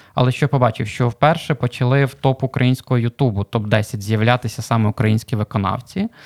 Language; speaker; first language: Ukrainian; native; Ukrainian